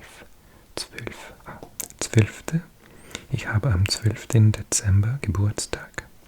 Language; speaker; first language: German; non-native, learner; English